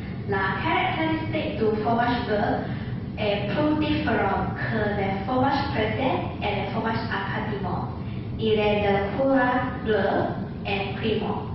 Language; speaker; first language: French; non-native, learner; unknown